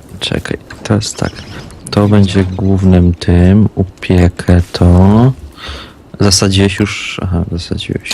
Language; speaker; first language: Polish; native; Polish